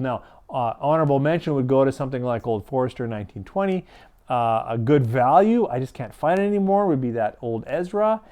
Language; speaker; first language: English; native; English